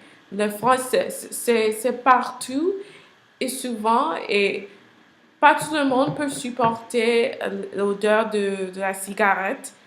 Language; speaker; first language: French; non-native, learner; English